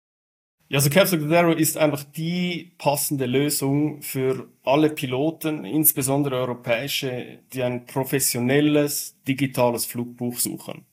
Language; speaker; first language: German; native; German